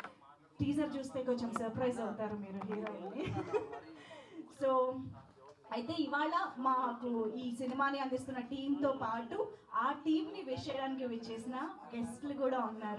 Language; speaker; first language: Telugu; native; Telugu